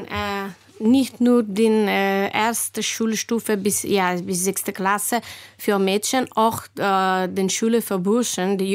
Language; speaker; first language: German; non-native, learner; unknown